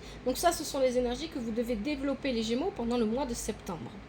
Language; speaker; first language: French; native; French